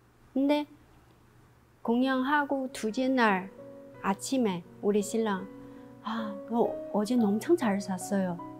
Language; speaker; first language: Korean; non-native, learner; Chinese